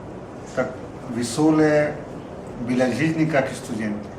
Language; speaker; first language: Russian; non-native, learner; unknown